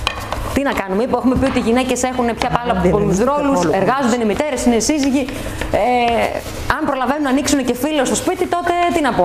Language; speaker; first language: Greek; native; Greek